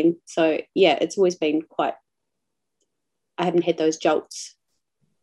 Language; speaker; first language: English; native; English